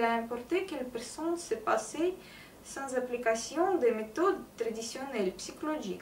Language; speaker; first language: French; non-native, learner; Russian